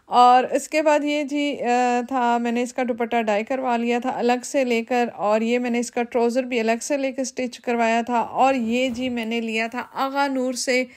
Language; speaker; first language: Urdu; native; Urdu